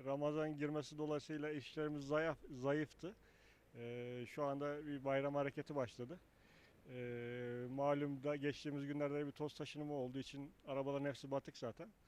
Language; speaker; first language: Turkish; native; Turkish